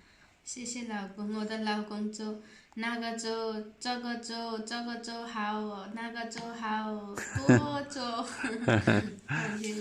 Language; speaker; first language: Chinese; non-native, learner; Nepali